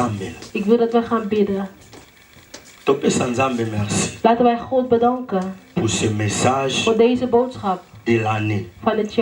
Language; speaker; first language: Dutch; non-native, fluent; Lingala